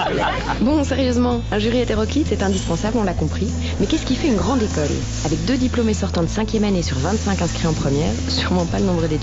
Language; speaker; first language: French; native; French